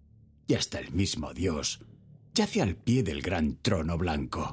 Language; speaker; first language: Spanish; native; Spanish